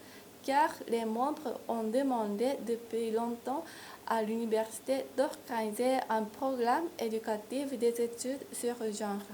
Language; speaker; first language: French; non-native, fluent; Japanese